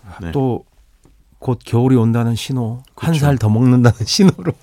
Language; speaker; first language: Korean; native; Korean